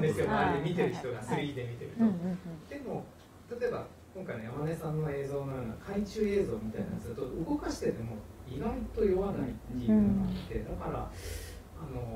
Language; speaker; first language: Japanese; native; Japanese